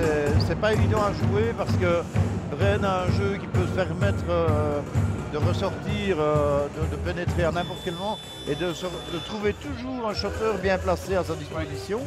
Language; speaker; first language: French; native; French